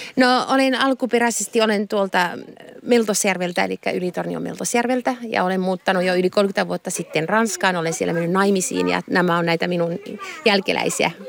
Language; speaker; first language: Finnish; native; Finnish